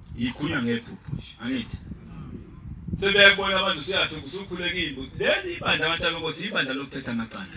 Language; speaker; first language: Zulu; native; Zulu